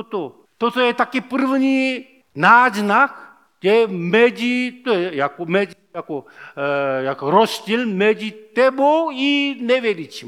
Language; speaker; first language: Czech; non-native, learner; Korean